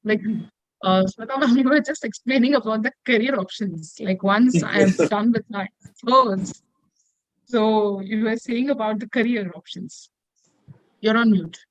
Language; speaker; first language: English; non-native, local second language; Kannada